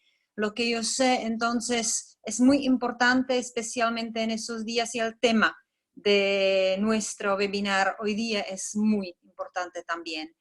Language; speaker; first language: Spanish; non-native, fluent; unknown